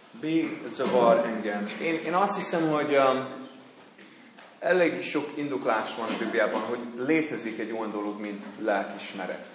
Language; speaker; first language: Hungarian; non-native, fluent; English